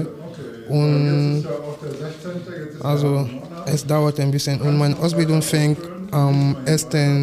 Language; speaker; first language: German; non-native, learner; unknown